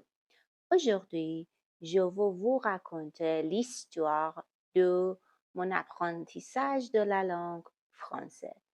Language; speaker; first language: French; non-native, learner; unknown